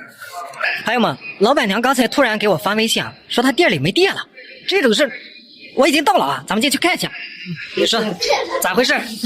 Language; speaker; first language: Chinese; native; Chinese